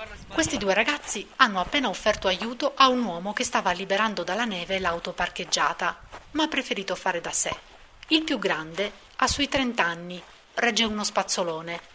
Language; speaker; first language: Italian; native; Italian